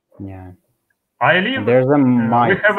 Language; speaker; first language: English; non-native, learner; Turkish